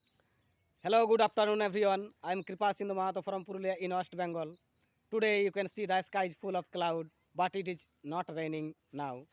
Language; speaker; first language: English; non-native, learner; Bangla